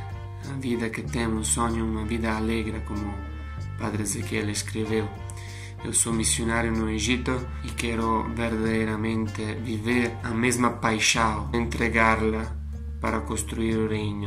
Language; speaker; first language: Portuguese; non-native, fluent; Italian